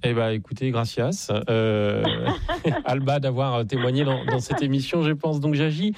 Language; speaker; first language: French; native; French